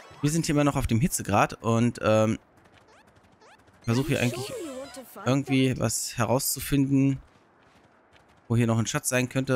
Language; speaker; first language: German; native; German